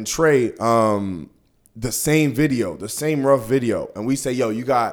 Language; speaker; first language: English; native; English